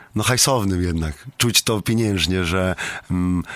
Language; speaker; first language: Polish; native; Polish